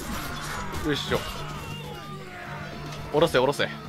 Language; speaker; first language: Japanese; native; Japanese